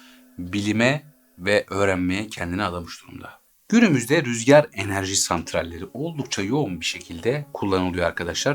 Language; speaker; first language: Turkish; native; Turkish